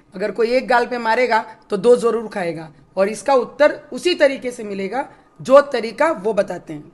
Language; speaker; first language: Hindi; non-native, local second language; Marathi